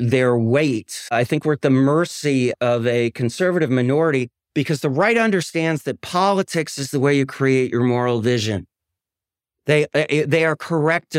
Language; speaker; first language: English; native; English